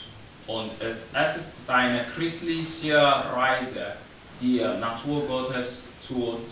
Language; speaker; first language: German; non-native, learner; English